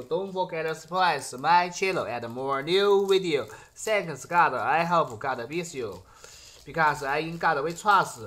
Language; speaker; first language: English; non-native, learner; Chinese